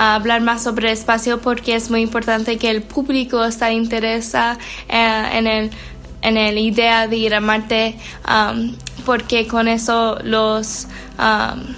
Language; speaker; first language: Spanish; non-native, learner; English